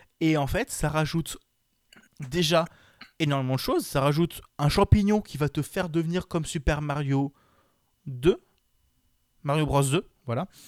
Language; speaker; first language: French; native; French